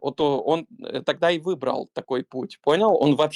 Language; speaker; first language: Russian; native; Russian